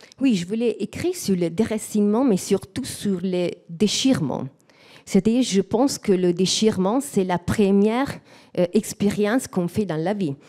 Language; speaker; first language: French; non-native, fluent; Italian